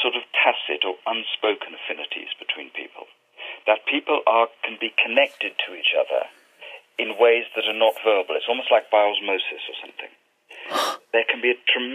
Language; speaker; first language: English; native; English